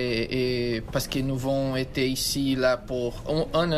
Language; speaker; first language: French; non-native, learner; Portuguese